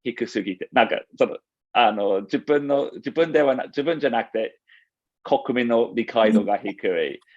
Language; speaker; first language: Japanese; non-native, fluent; English